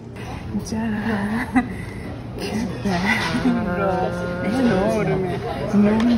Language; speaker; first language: Italian; non-native, learner; Japanese